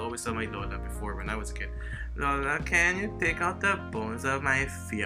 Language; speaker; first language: English; non-native, local second language; Filipino